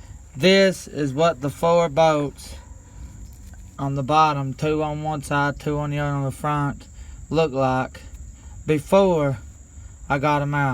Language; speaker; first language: English; native; English